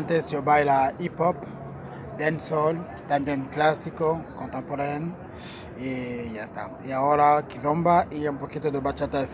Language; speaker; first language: Spanish; non-native, learner; Portuguese